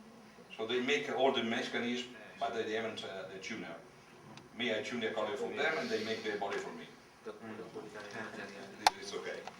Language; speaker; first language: English; non-native, learner; Italian